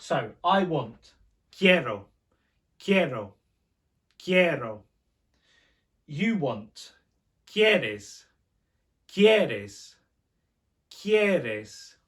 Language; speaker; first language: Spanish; non-native, fluent; English